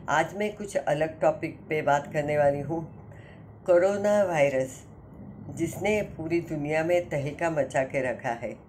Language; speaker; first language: Hindi; non-native, local second language; Marathi